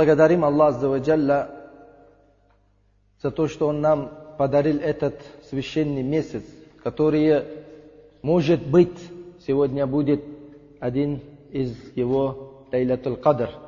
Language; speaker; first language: Russian; non-native, learner; Uzbek